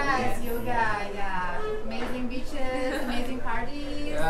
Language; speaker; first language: English; non-native, fluent; Indonesian